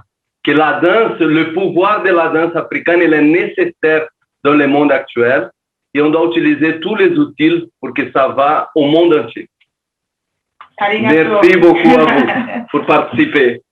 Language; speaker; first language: French; non-native, learner; Portuguese